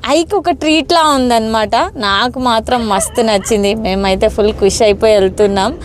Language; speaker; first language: Telugu; native; Telugu